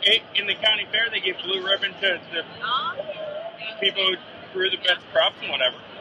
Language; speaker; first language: English; native; English